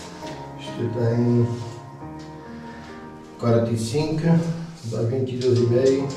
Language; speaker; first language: Portuguese; non-native, local second language; German